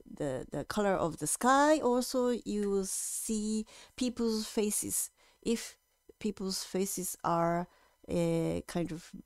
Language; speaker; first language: English; non-native, fluent; Japanese